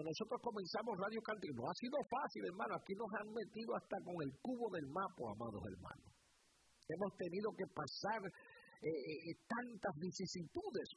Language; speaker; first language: Spanish; early bilingual, heritage; Spanish